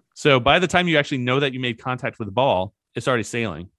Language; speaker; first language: English; native; English